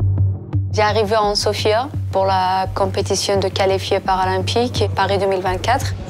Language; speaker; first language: French; non-native, learner; Persian